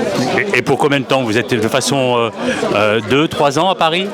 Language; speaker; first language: French; native; French